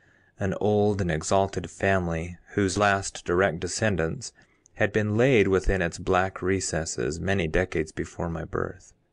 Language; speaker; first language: English; native; English